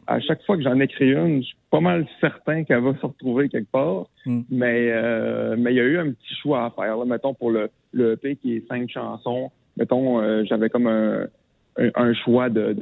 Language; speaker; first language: French; native; French